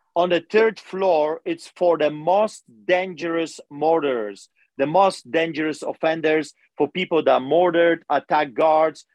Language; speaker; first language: English; non-native, fluent; Polish